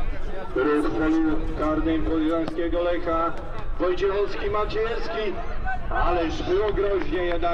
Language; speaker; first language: Polish; native; Polish